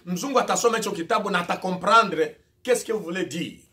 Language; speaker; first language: French; non-native, local second language; Swahili